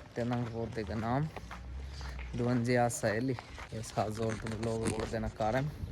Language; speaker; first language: Armenian; non-native, learner; Hindi